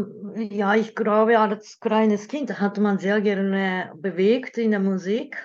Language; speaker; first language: German; non-native, learner; Japanese